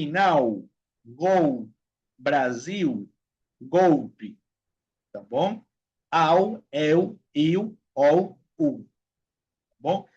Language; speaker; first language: Portuguese; non-native, fluent; Spanish